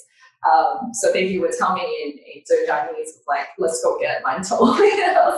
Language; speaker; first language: English; non-native, fluent; Chinese